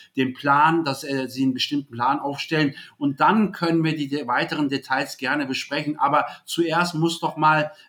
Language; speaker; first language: German; native; German